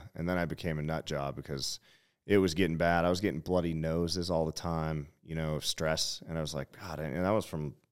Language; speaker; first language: English; native; English